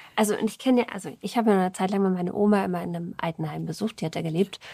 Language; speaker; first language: German; native; German